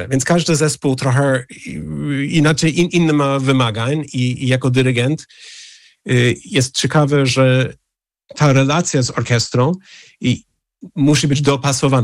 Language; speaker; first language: Polish; non-native, fluent; English